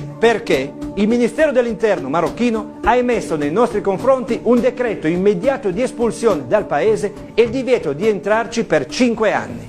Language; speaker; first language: Italian; native; Italian